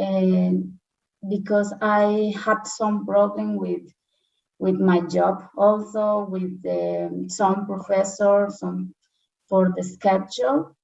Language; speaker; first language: English; non-native, learner; Spanish